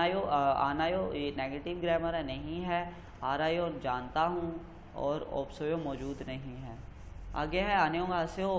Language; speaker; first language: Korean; non-native, learner; Urdu